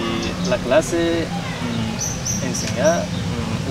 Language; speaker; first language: Spanish; non-native, learner; Uzbek